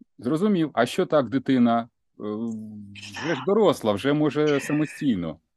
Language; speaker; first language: Ukrainian; non-native, local second language; Russian